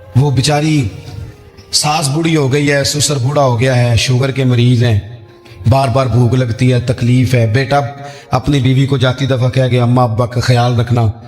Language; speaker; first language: Urdu; non-native, local second language; Punjabi